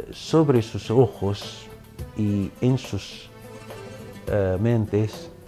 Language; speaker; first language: Spanish; non-native, fluent; Arabic